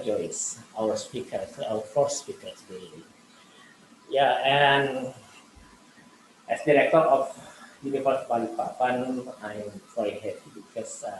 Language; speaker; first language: English; non-native, learner; Indonesian